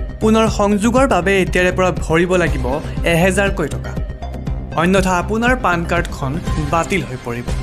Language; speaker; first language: Assamese; non-native, local second language; Bangla